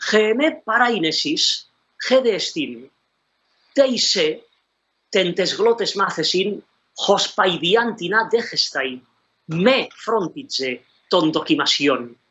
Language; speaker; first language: Greek; non-native, fluent; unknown